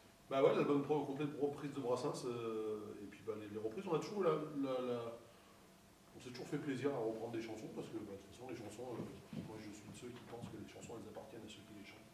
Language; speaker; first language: French; native; French